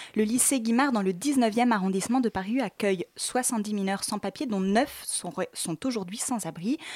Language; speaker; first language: French; native; French